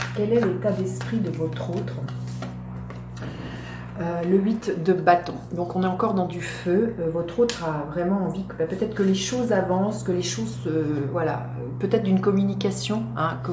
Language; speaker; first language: French; native; French